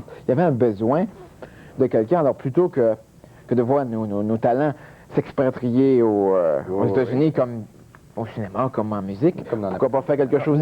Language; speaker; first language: French; native; French